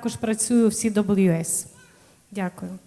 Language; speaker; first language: Ukrainian; native; Ukrainian